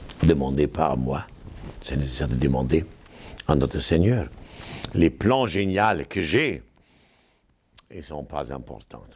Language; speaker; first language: French; non-native, fluent; German